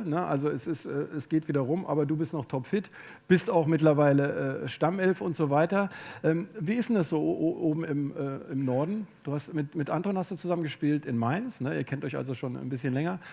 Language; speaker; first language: German; native; German